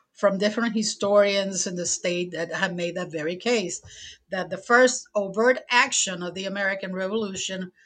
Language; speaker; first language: English; non-native, fluent; Spanish